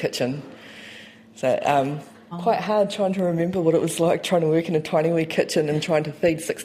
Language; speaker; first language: English; native; English